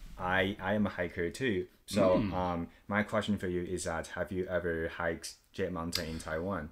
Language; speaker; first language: English; non-native, fluent; Chinese